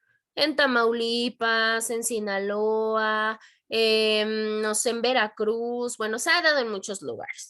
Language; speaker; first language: Spanish; native; Spanish